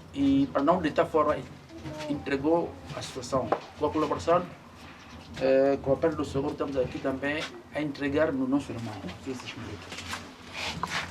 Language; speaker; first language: Portuguese; native; Portuguese